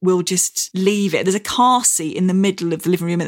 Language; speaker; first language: English; native; English